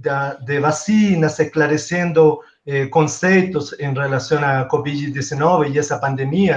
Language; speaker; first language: Portuguese; non-native, fluent; Spanish